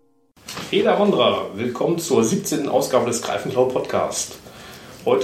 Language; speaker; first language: German; native; German